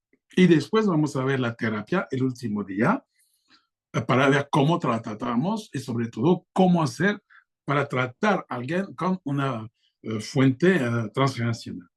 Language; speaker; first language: Spanish; non-native, fluent; French